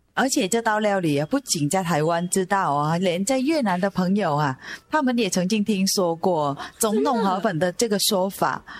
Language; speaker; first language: Chinese; non-native, fluent; Vietnamese